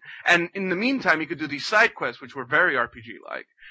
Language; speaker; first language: English; non-native, fluent; Spanish